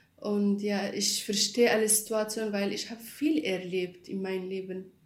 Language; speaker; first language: German; non-native, learner; Kurdish